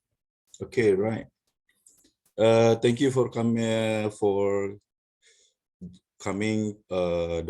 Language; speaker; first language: English; non-native, learner; Indonesian